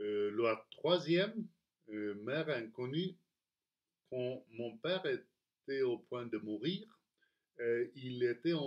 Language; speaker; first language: French; non-native, learner; Spanish